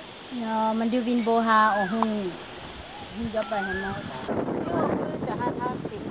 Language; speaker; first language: Swedish; non-native, learner; Thai